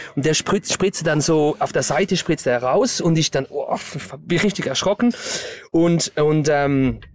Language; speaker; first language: German; native; German